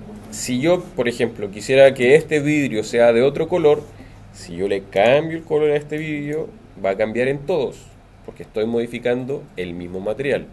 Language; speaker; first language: Spanish; native; Spanish